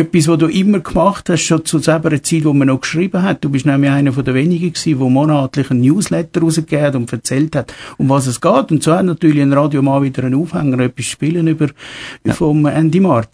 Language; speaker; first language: German; native; German